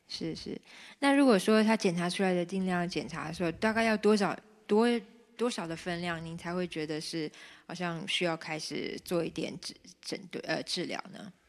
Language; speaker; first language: Chinese; native; Chinese